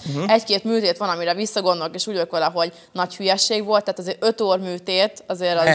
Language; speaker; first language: Hungarian; early bilingual, other home language; Serbian